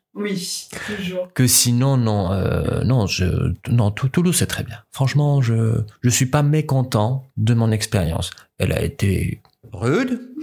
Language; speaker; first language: French; non-native, local second language; Arabic